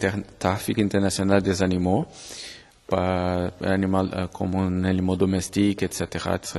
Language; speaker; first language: French; non-native, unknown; Portuguese